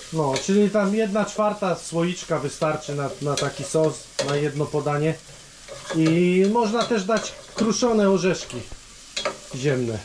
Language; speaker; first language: Polish; native; Polish